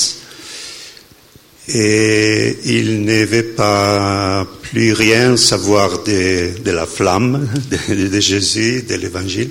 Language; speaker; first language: French; non-native, learner; Italian